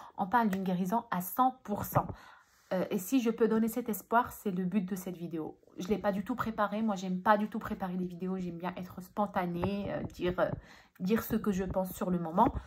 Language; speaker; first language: French; early bilingual, other home language; Arabic